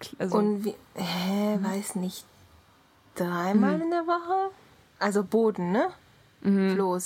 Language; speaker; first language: German; non-native, learner; Japanese